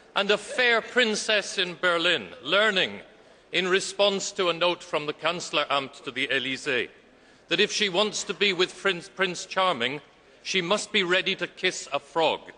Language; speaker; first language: English; native; English